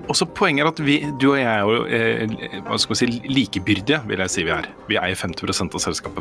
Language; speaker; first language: Norwegian; native; Norwegian